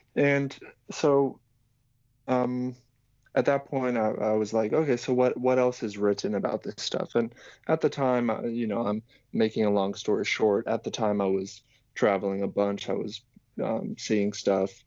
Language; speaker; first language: English; non-native, fluent; Slovak